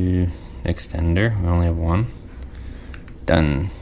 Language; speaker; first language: English; native; English